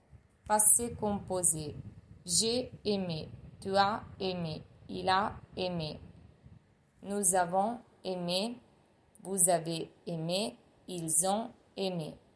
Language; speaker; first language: French; non-native, fluent; Italian